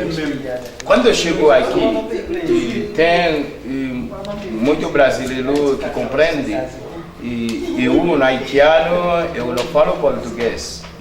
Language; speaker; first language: Portuguese; non-native, learner; Haitian Creole